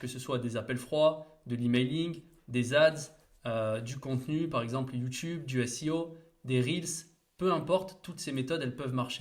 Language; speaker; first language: French; native; French